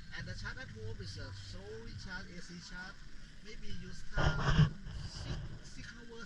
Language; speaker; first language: English; non-native, learner; Thai